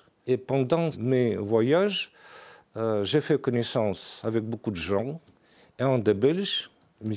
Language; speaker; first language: French; non-native, fluent; Russian